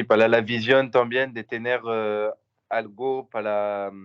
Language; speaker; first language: Spanish; non-native, learner; French